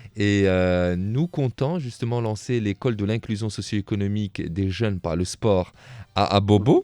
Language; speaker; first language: French; non-native, local second language; Arabic